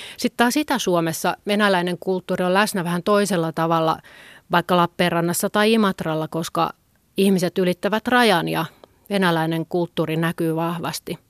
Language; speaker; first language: Finnish; native; Finnish